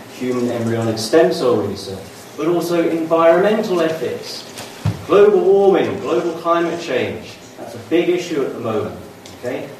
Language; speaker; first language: English; native; English